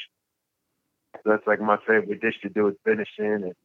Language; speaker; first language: English; native; English